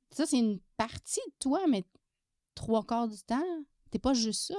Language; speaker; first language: French; native; French